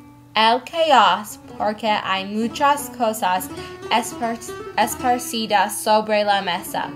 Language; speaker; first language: Spanish; non-native, learner; English